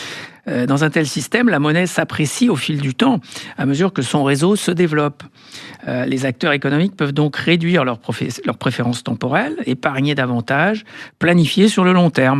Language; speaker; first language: French; native; French